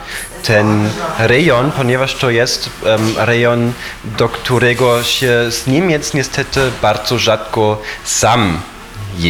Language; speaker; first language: Polish; non-native, fluent; German